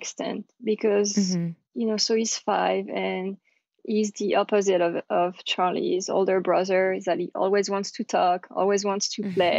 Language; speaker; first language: English; non-native, fluent; French